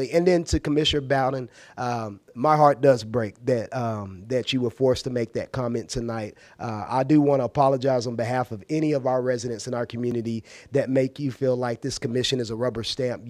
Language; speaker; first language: English; native; English